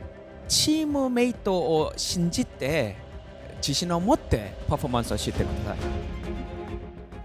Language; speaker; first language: Japanese; non-native, fluent; Korean